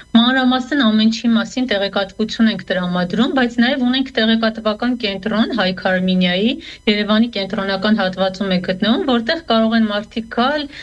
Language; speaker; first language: Armenian; native; Armenian